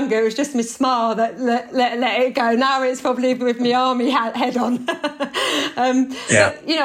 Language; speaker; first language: English; native; English